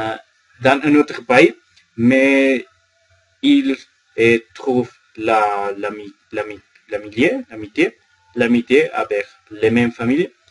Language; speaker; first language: French; non-native, learner; Spanish